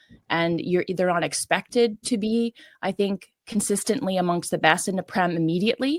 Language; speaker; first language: English; native; English